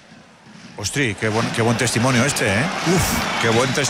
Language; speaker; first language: Spanish; native; Spanish